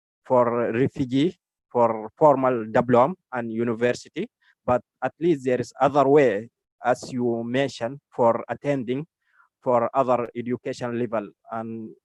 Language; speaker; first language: English; non-native, learner; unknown